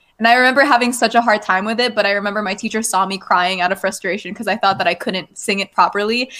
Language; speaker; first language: English; native; English